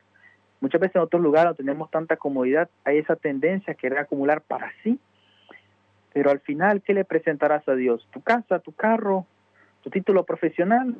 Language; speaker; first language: Spanish; native; Spanish